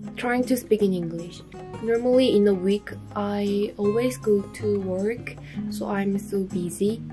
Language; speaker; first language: English; non-native, learner; Korean